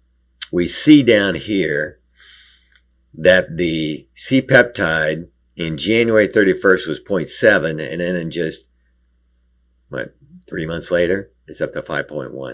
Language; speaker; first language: English; native; English